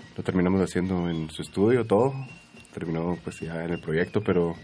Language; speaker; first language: Spanish; native; Spanish